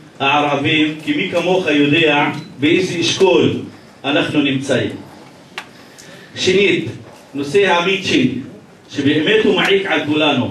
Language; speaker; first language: Hebrew; non-native, local second language; Arabic